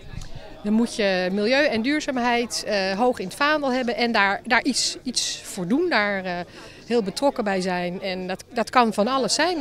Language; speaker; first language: Dutch; native; Dutch